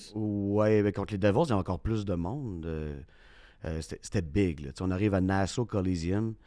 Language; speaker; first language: French; native; French